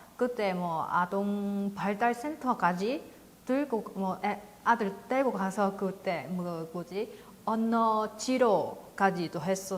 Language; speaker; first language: Korean; non-native, learner; Vietnamese